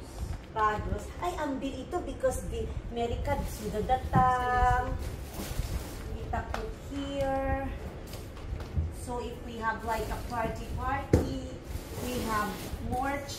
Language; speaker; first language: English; non-native, local second language; Hiligaynon